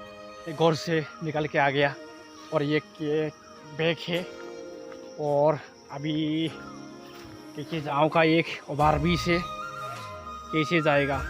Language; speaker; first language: Hindi; non-native, local second language; Assamese